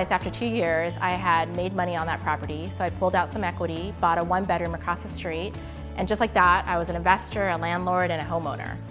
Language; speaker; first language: English; native; English